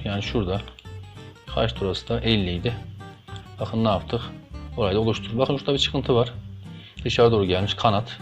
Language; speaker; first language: Turkish; native; Turkish